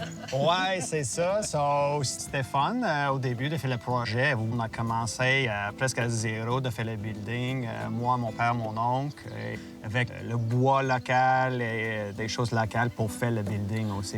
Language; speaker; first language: French; non-native, local second language; English